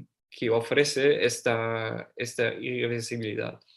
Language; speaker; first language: Spanish; non-native, fluent; German